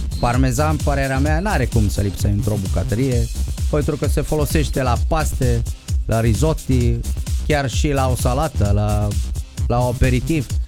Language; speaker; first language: Romanian; non-native, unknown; Italian